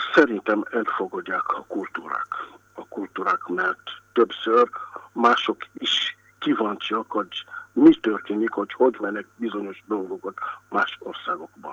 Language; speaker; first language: Hungarian; non-native, fluent; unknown